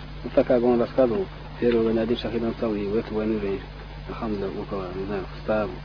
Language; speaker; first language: Russian; non-native, local second language; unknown